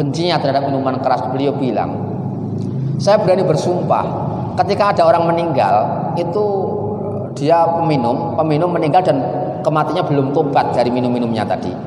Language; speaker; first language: Indonesian; native; Indonesian